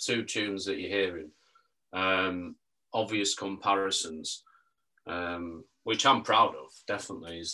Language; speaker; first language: English; native; English